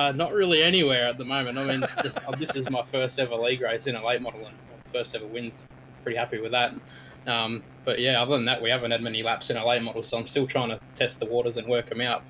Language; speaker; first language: English; native; English